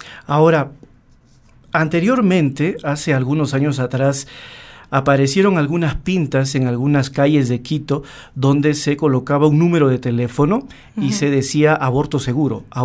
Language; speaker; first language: Spanish; native; Spanish